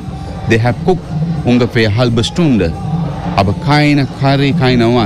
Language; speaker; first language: German; non-native, learner; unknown